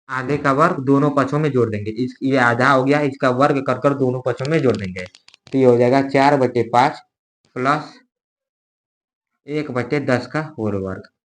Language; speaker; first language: Hindi; native; Hindi